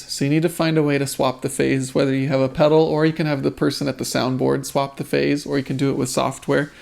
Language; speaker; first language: English; native; English